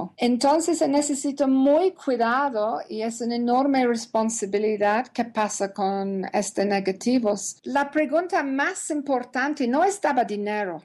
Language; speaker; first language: Spanish; non-native, learner; English